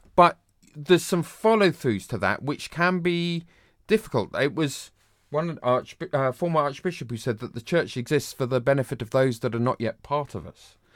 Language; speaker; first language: English; native; English